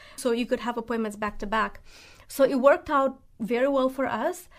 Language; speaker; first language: English; non-native, fluent; Romanian